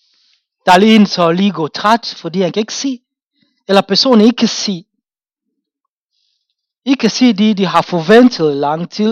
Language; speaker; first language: Danish; non-native, fluent; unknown